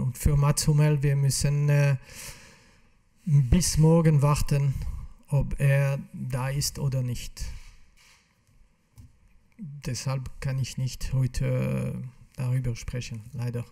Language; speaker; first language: German; non-native, local second language; French